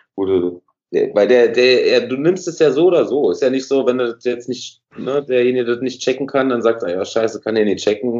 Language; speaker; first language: German; native; German